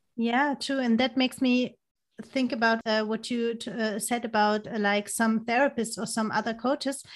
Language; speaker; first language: English; non-native, fluent; German